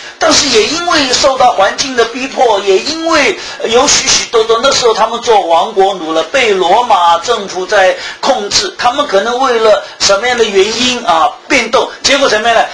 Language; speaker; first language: Chinese; early bilingual, heritage; Chinese